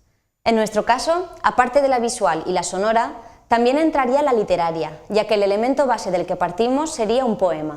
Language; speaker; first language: Spanish; native; Spanish